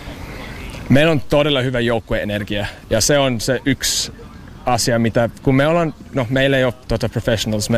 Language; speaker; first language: Finnish; non-native, learner; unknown